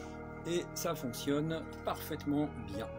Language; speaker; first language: French; native; French